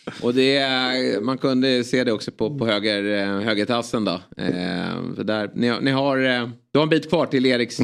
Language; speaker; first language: Swedish; native; Swedish